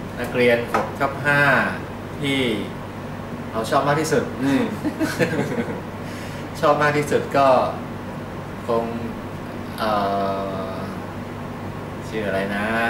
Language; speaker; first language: Thai; native; Thai